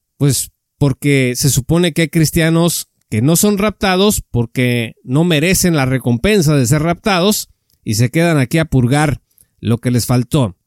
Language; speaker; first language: Spanish; native; Spanish